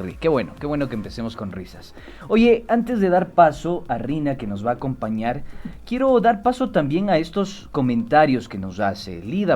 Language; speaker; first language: Spanish; native; Spanish